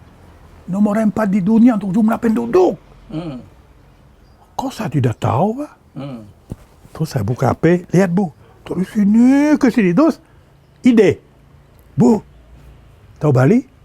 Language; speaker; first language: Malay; non-native, fluent; French